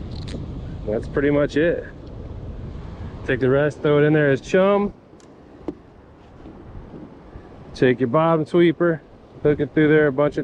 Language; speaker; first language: English; native; English